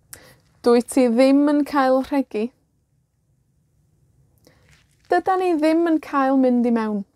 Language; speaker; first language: Welsh; non-native, fluent; Spanish